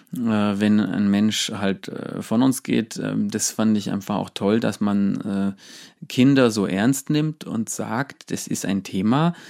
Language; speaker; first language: German; native; German